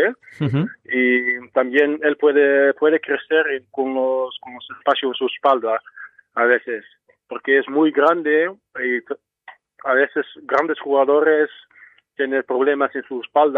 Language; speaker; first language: Spanish; non-native, fluent; Dutch